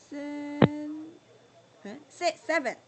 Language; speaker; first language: English; non-native, learner; Korean